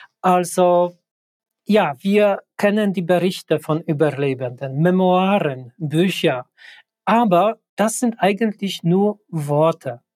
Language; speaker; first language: German; non-native, fluent; Polish